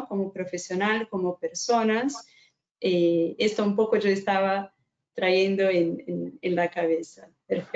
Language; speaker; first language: Spanish; non-native, fluent; Portuguese